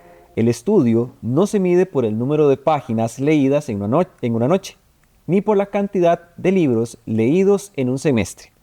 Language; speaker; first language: Spanish; native; Spanish